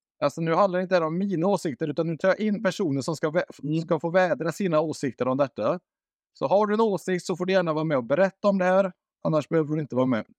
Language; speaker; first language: Swedish; native; Swedish